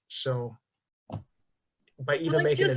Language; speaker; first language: English; native; English